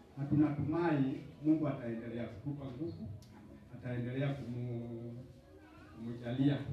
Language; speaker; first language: Swahili; non-native, local second language; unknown